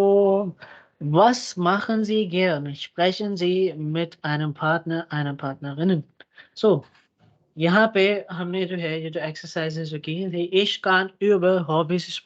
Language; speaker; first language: German; non-native, fluent; Urdu